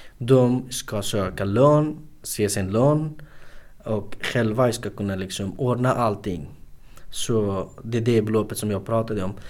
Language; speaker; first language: Swedish; non-native, fluent; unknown